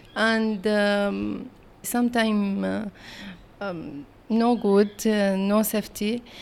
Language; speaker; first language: English; non-native, learner; Arabic